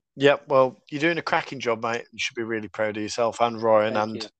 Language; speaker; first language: English; native; English